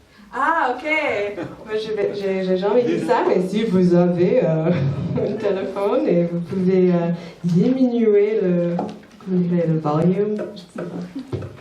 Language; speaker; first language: French; non-native, fluent; English